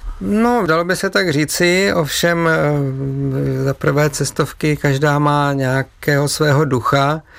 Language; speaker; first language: Czech; native; Czech